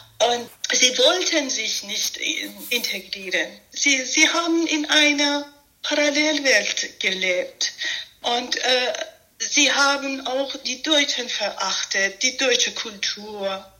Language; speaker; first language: German; non-native, fluent; Persian